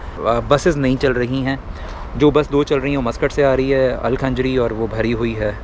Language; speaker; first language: Hindi; native; Hindi